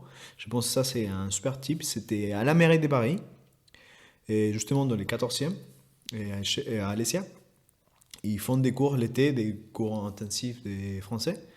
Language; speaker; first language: French; non-native, fluent; Spanish